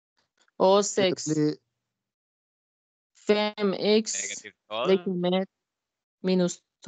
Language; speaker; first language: Swedish; non-native, learner; Arabic